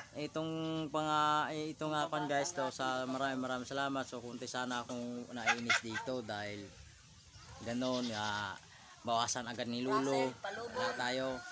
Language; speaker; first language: Filipino; non-native, local second language; Cebuano